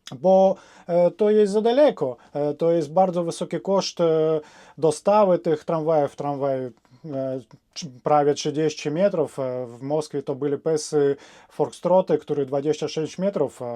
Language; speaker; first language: Polish; non-native, fluent; Russian